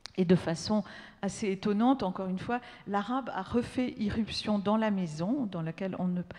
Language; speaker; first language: French; native; French